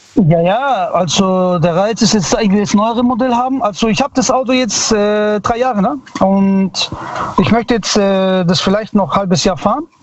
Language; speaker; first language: German; early bilingual, other home language; Italian